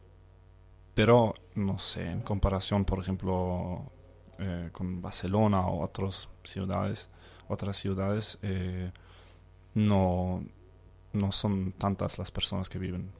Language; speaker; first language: Spanish; non-native, fluent; Danish